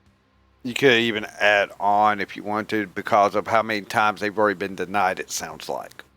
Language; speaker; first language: English; native; English